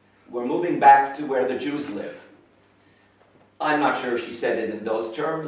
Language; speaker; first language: English; native; English